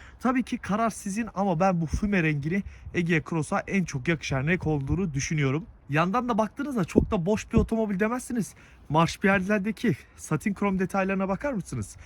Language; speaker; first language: Turkish; native; Turkish